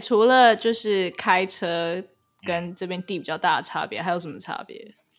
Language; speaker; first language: Chinese; early bilingual, other home language; English